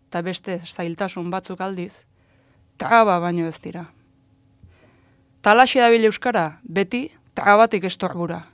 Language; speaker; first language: Basque; native; Basque